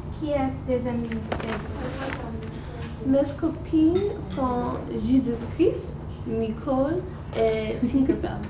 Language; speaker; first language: French; non-native, learner; English